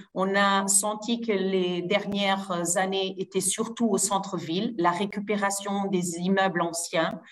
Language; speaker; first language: French; non-native, fluent; Portuguese